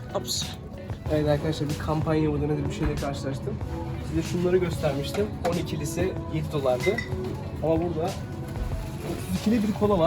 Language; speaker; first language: Turkish; native; Turkish